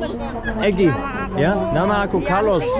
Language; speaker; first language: Indonesian; non-native, learner; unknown